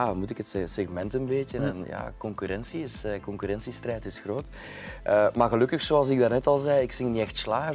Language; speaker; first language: Dutch; native; Dutch